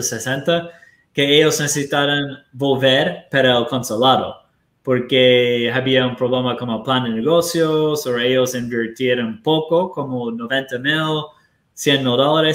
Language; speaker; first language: Spanish; non-native, fluent; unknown